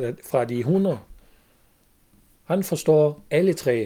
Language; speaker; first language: Danish; non-native, fluent; German